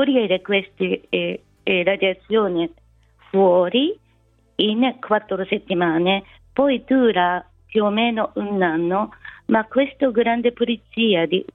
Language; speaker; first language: Italian; non-native, fluent; Japanese